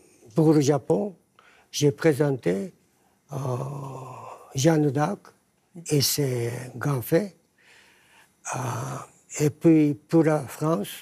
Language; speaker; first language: French; non-native, fluent; Japanese